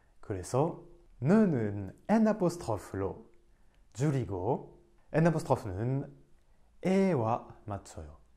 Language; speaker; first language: Korean; non-native, fluent; French